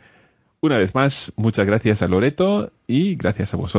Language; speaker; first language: Spanish; non-native, fluent; English